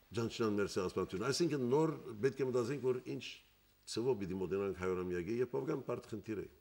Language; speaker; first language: Armenian; early bilingual, heritage; Armenian